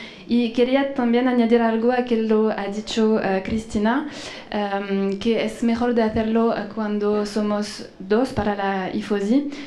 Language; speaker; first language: Spanish; non-native, fluent; French